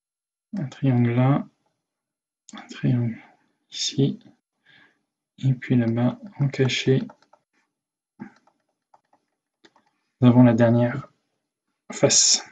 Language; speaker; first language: French; native; French